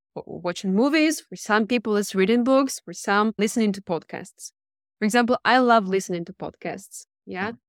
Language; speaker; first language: English; non-native, fluent; Russian